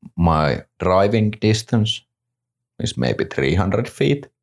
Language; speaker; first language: English; non-native, fluent; Finnish